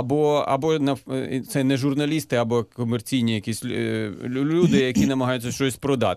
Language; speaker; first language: Ukrainian; native; Ukrainian